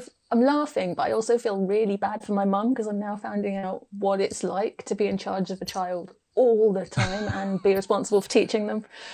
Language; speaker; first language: English; native; English